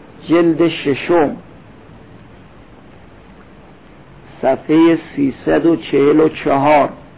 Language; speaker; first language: Persian; native; Persian